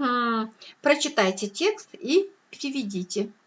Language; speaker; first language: Russian; non-native, local second language; Kyrgyz